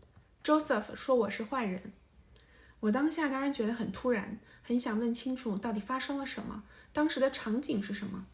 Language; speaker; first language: Chinese; native; Chinese